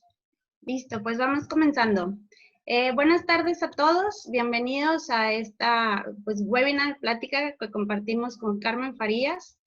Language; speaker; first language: Spanish; native; Spanish